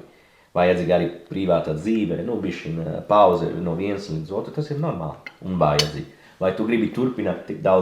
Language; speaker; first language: Latvian; non-native, learner; Italian